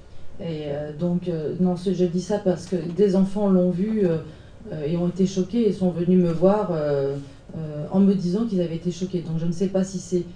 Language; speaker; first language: French; native; French